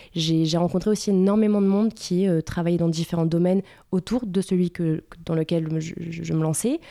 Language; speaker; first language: French; native; French